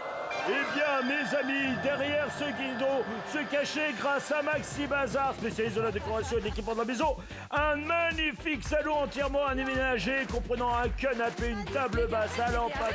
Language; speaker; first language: French; native; French